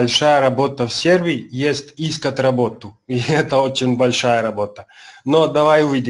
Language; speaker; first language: Russian; non-native, learner; Serbian